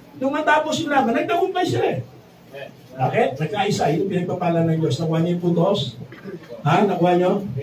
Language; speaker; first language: Filipino; native; Filipino